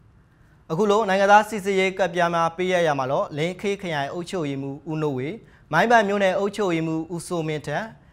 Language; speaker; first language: Burmese; native; Burmese